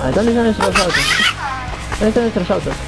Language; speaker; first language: Spanish; native; Spanish